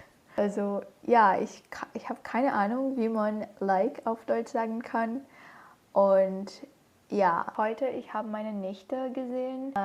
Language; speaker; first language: German; non-native, learner; Portuguese